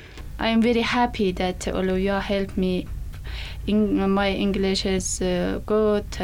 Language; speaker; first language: English; non-native, learner; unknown